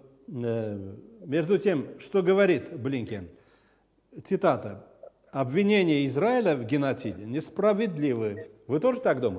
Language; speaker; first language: Russian; non-native, fluent; Armenian